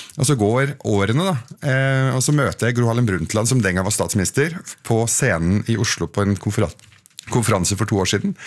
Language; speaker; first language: Norwegian; early bilingual, other home language; Arabic